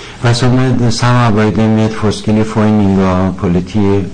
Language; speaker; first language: Danish; non-native, learner; Persian